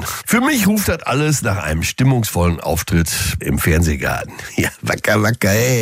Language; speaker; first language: German; native; German